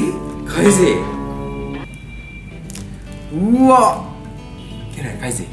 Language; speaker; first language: Vietnamese; non-native, learner; Japanese